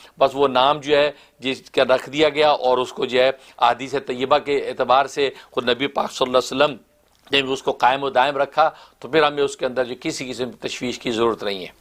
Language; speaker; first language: Urdu; native; Urdu